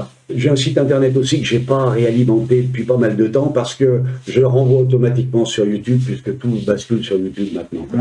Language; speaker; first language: French; native; French